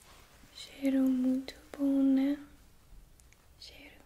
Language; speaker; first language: Portuguese; non-native, learner; English